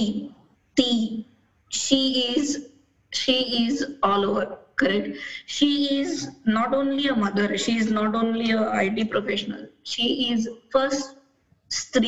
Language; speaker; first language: English; non-native, local second language; Marathi